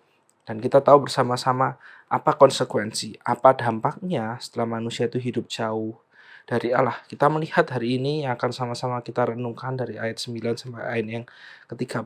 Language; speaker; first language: Indonesian; native; Indonesian